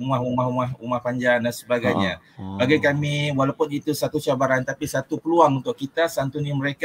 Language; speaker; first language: Malay; native; Malay